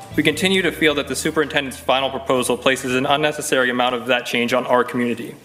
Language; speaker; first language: English; native; English